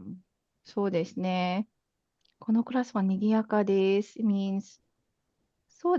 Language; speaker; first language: Japanese; non-native, fluent; Filipino